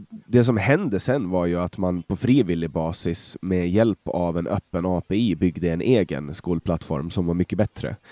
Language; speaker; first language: Swedish; non-native, fluent; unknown